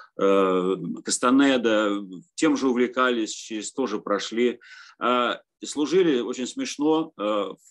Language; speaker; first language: Russian; native; Russian